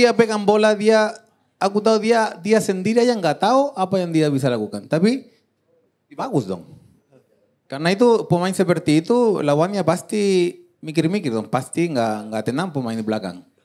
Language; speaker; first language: Indonesian; non-native, fluent; Spanish